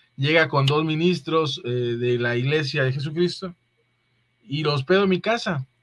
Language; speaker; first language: Spanish; native; Spanish